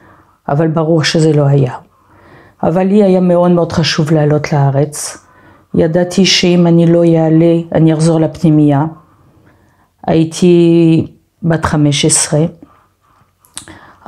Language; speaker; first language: Hebrew; non-native, fluent; French